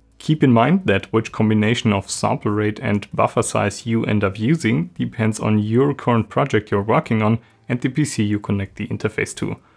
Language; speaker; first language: English; non-native, fluent; German